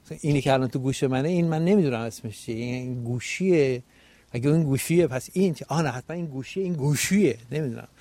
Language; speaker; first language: Persian; native; Persian